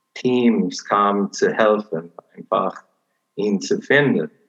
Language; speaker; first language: German; non-native, fluent; English